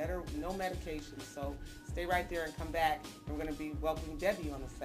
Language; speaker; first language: English; native; English